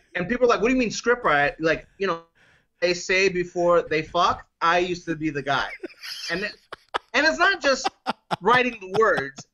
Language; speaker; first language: English; native; English